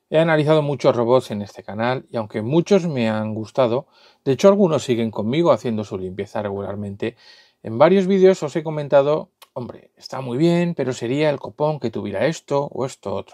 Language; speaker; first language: Spanish; native; Spanish